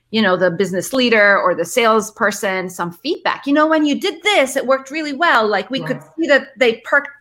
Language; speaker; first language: English; early bilingual, other home language; Arabic